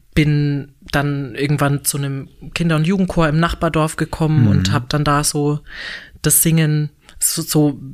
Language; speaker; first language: German; native; German